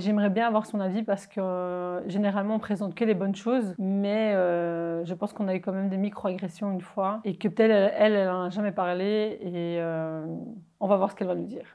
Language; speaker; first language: French; native; French